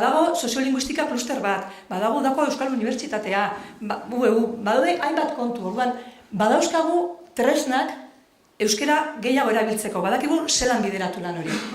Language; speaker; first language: Basque; native; Basque